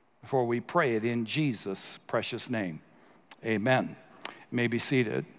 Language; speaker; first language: English; native; English